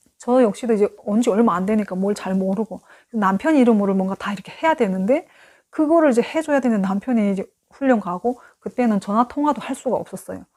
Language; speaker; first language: Korean; native; Korean